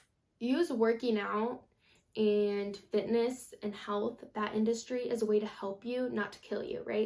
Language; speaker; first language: English; native; English